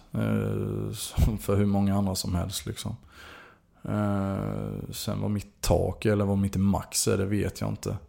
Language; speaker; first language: Swedish; native; Swedish